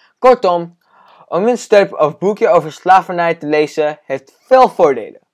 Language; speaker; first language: Dutch; non-native, learner; English